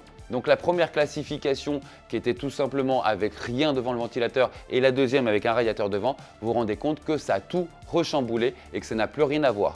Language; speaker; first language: French; native; French